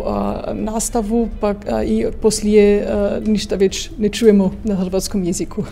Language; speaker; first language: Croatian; early bilingual, heritage; Croatian